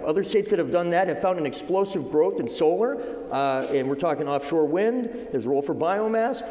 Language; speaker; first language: English; native; English